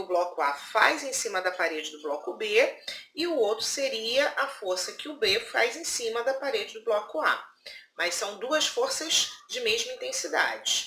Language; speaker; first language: Portuguese; native; Portuguese